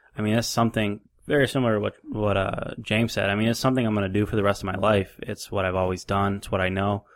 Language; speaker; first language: English; native; English